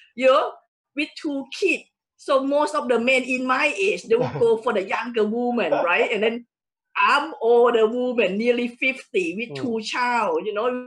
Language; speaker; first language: English; non-native, fluent; Thai